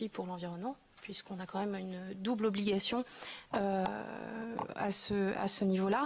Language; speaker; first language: French; native; French